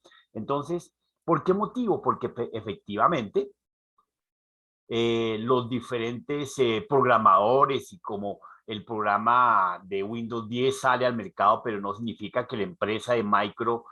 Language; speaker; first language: Spanish; native; Spanish